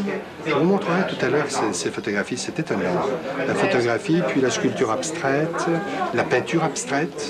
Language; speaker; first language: French; non-native, fluent; Polish